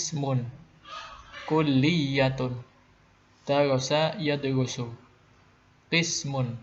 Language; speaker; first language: Arabic; non-native, fluent; Indonesian